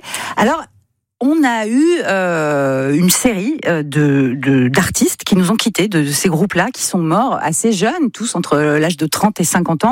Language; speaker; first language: French; native; French